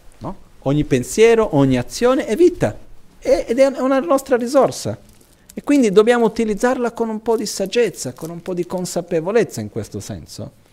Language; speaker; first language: Italian; non-native, fluent; Portuguese